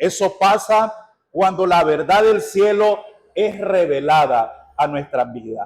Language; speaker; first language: Spanish; native; Spanish